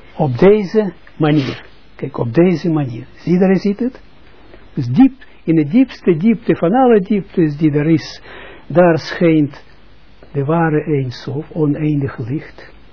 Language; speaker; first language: Dutch; non-native, fluent; Russian